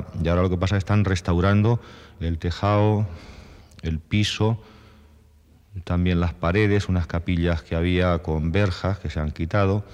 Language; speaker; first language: Spanish; native; Spanish